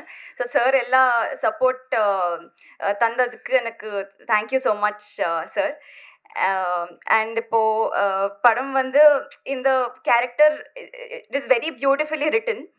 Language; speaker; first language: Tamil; non-native, learner; Telugu